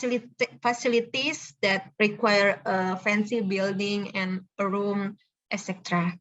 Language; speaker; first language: English; non-native, fluent; Indonesian